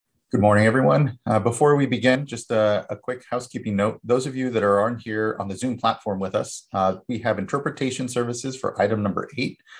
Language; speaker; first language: English; early bilingual, other home language; Spanish